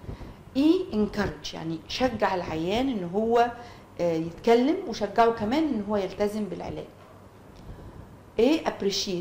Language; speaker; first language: Arabic; native; Arabic